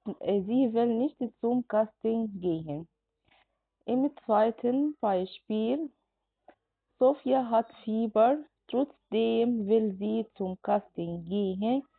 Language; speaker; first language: German; non-native, fluent; Arabic